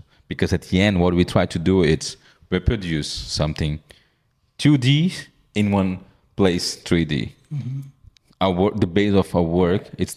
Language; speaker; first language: English; non-native, fluent; Portuguese